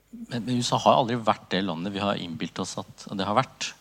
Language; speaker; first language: Norwegian; early bilingual, other home language; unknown